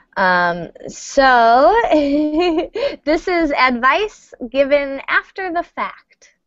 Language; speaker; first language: English; native; English